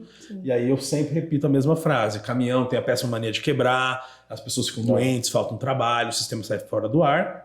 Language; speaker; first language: Portuguese; native; Portuguese